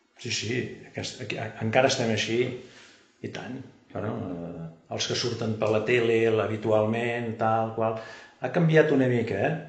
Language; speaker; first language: Catalan; native; Catalan